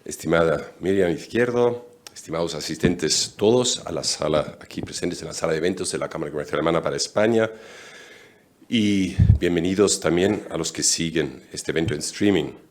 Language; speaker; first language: Spanish; non-native, fluent; German